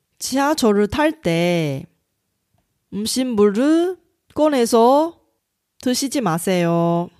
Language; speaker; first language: Korean; non-native, fluent; Chinese